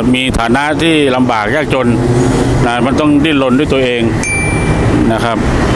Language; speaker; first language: Thai; native; Thai